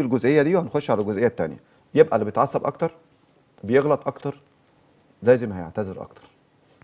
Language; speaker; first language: Arabic; native; Arabic